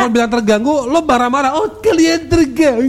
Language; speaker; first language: Indonesian; native; Indonesian